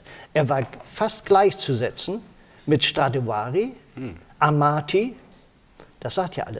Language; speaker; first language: German; native; German